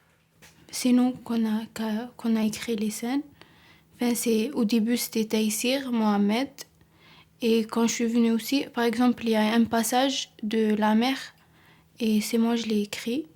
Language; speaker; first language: French; non-native, learner; Arabic